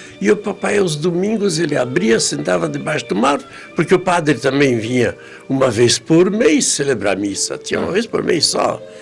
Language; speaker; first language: Portuguese; early bilingual, other home language; Polish